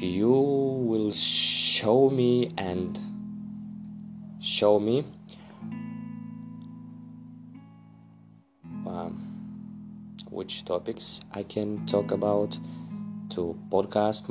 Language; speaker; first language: English; non-native, learner; Russian